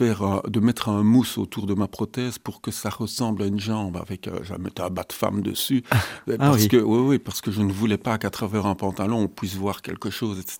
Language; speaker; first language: French; native; French